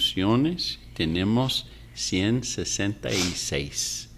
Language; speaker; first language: Spanish; non-native, fluent; English